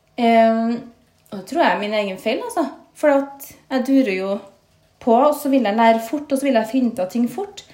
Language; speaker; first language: Norwegian; native; Norwegian